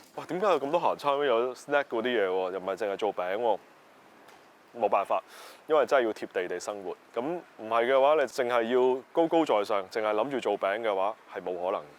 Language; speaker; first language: Cantonese; native; Cantonese